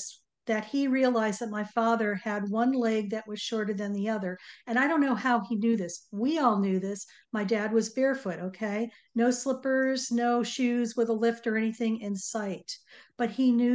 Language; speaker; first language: English; native; English